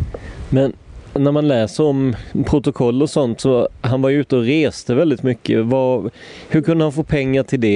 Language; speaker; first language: Swedish; native; Swedish